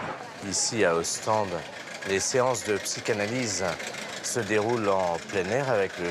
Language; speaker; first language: French; native; French